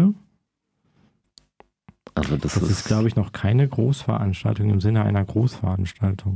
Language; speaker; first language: German; native; German